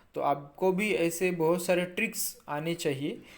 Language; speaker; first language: Hindi; non-native, local second language; Marathi